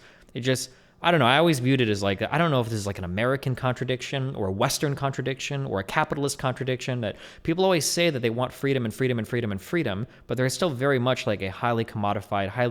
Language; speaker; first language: English; native; English